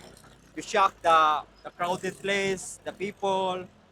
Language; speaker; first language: English; non-native, local second language; Cebuano